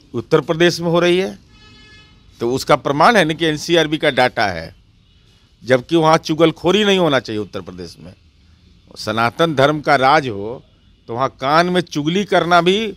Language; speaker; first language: Hindi; native; Hindi